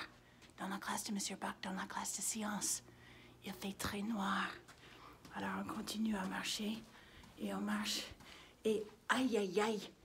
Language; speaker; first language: French; non-native, fluent; English